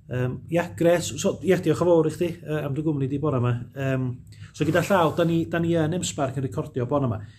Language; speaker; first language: Welsh; native; Welsh